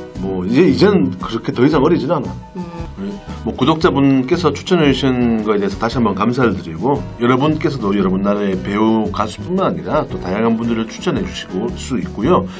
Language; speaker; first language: Korean; native; Korean